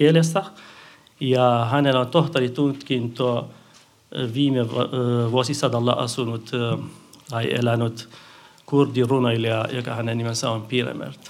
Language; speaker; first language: Finnish; non-native, fluent; Central Kurdish